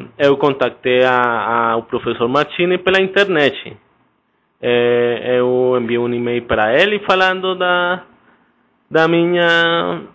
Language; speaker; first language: Portuguese; non-native, fluent; Spanish